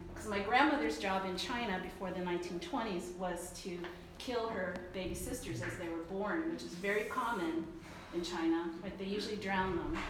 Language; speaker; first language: English; early bilingual, other home language; Chinese